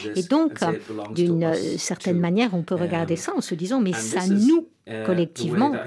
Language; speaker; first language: French; non-native, fluent; English